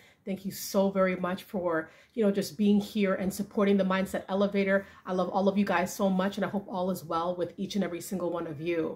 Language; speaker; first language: English; native; English